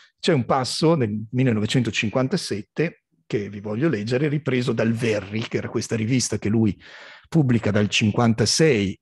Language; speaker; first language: Italian; native; Italian